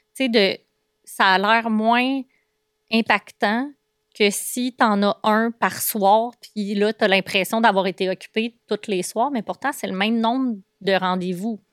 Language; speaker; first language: French; native; French